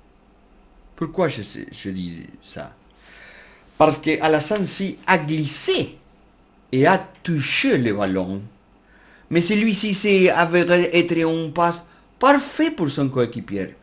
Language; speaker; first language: French; non-native, learner; Spanish